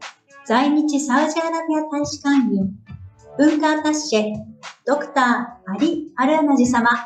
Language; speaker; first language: Japanese; native; Japanese